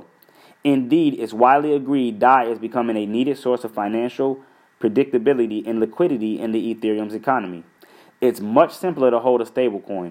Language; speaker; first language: English; native; English